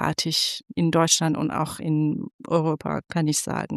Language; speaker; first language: German; non-native, fluent; Persian